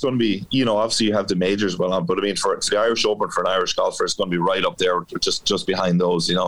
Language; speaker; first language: English; native; English